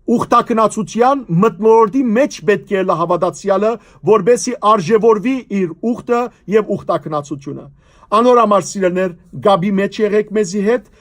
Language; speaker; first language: Armenian; native; Armenian